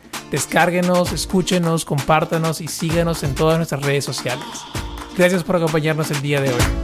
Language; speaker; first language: Spanish; native; Spanish